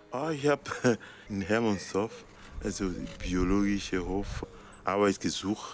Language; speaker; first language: German; non-native, learner; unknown